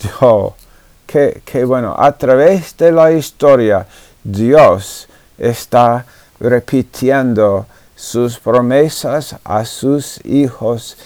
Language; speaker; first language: Spanish; non-native, fluent; English